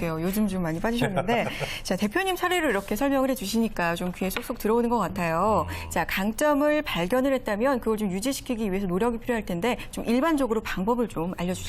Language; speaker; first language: Korean; native; Korean